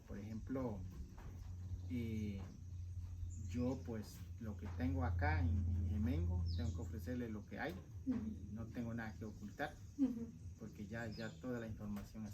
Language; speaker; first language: Spanish; non-native, local second language; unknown